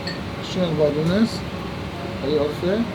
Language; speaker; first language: Arabic; native; Arabic